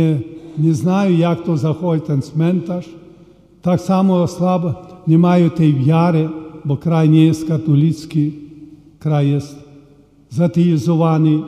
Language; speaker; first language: Polish; early bilingual, heritage; Polish